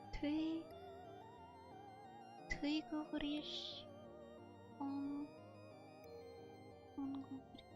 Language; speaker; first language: Russian; non-native, learner; English